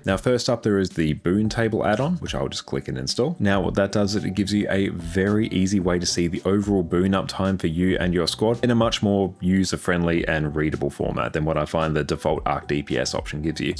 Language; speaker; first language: English; native; English